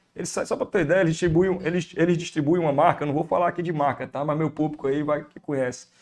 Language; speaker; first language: Portuguese; native; Portuguese